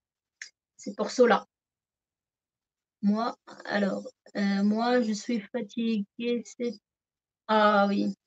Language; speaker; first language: French; non-native, local second language; Arabic